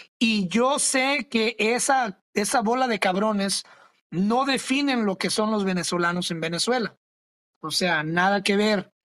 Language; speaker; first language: Spanish; early bilingual, other home language; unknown